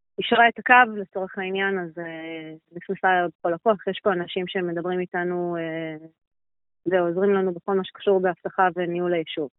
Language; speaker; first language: Hebrew; native; Hebrew